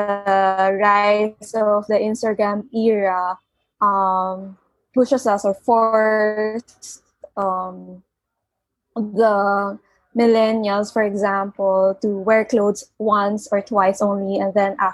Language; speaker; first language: English; non-native, local second language; Filipino